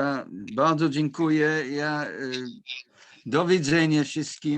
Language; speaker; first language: Polish; non-native, fluent; English